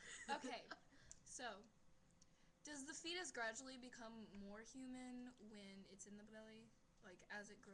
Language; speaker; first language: English; native; English